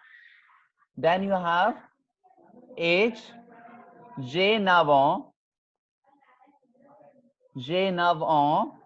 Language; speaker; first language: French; non-native, fluent; Hindi